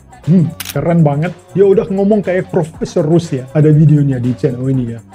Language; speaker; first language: Indonesian; non-native, fluent; Russian